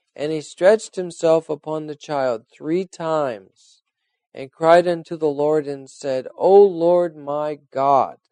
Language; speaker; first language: English; native; English